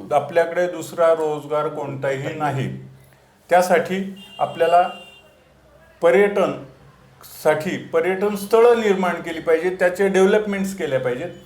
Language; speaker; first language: Marathi; native; Marathi